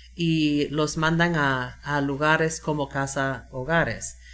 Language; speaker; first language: Spanish; non-native, fluent; English